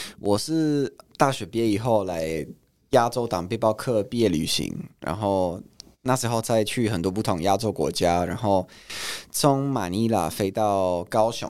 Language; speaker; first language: Chinese; non-native, fluent; Italian